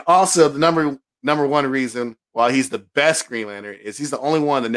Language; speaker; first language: English; native; English